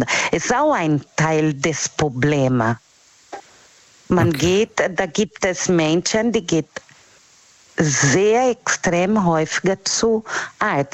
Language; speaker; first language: German; non-native, learner; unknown